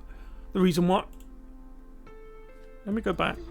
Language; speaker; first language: English; native; English